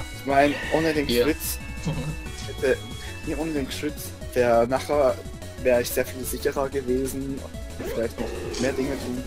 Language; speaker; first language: German; native; German